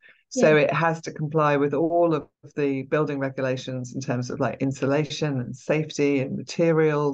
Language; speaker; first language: English; native; English